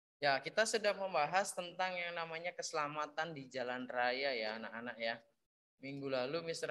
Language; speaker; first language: Indonesian; native; Indonesian